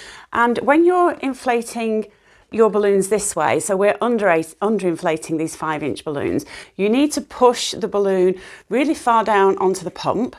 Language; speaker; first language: English; native; English